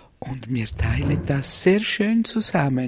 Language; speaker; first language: German; non-native, fluent; Italian